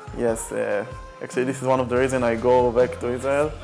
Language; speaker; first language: English; non-native, learner; Hebrew